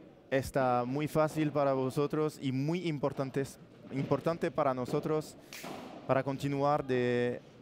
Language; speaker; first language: Spanish; non-native, learner; French